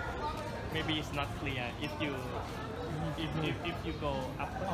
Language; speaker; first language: English; non-native, learner; Thai